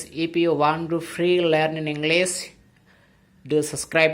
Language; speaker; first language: English; non-native, local second language; Odia